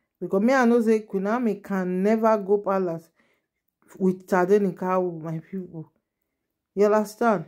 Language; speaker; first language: Nigerian Pidgin; non-native, local second language; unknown